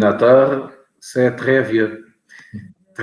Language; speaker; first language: French; non-native, learner; Portuguese